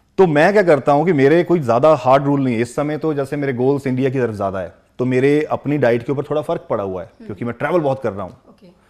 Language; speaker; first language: Hindi; non-native, local second language; Punjabi